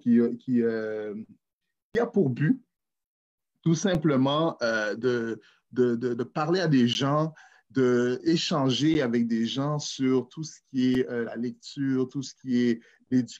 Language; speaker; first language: French; native; French